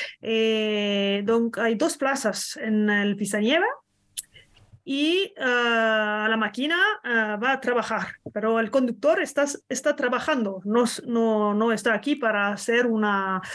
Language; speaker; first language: Spanish; non-native, learner; French